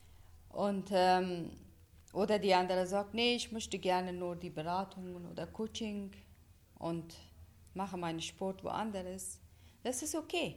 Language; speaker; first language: German; non-native, fluent; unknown